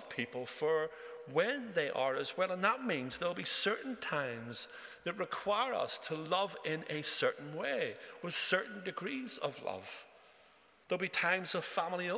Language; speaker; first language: English; native; English